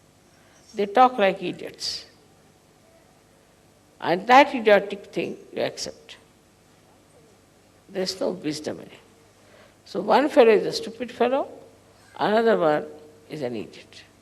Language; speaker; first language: English; non-native, local second language; Hindi